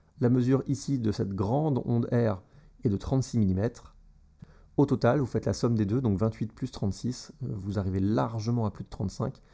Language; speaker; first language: French; native; French